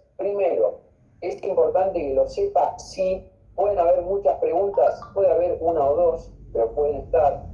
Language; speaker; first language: Spanish; native; Spanish